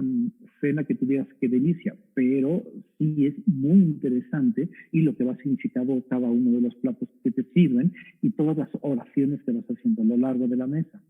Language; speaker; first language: Spanish; native; Spanish